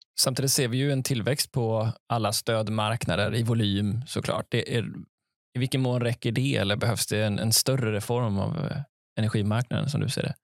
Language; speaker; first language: Swedish; native; Swedish